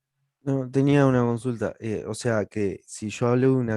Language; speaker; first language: Spanish; native; Spanish